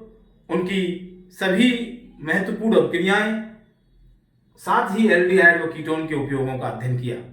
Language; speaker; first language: Hindi; native; Hindi